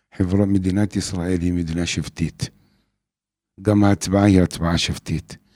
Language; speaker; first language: Hebrew; non-native, local second language; Arabic